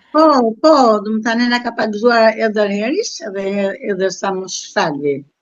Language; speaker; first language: Albanian; native; Albanian